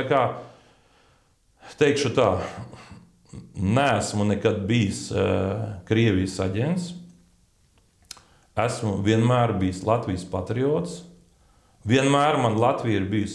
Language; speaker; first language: Latvian; native; Latvian